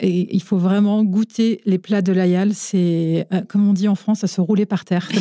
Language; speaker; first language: French; native; French